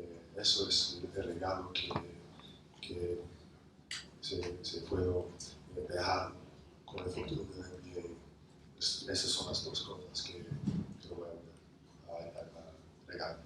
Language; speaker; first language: Spanish; non-native, fluent; English